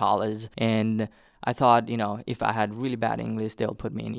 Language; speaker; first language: English; non-native, local second language; Nepali